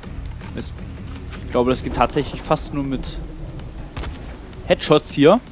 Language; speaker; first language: German; native; German